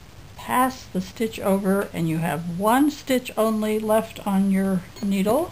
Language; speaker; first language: English; native; English